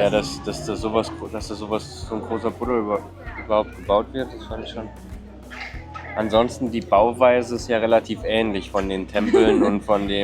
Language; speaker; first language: German; native; German